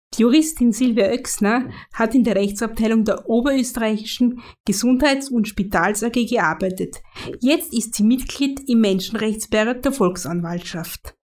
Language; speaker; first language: German; native; German